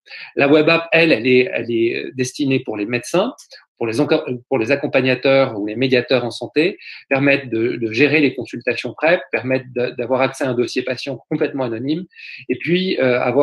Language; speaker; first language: French; native; French